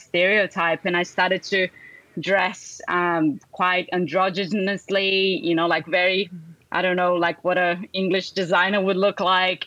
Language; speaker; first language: English; non-native, fluent; Portuguese